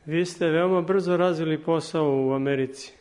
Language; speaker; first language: Serbian; native; Serbian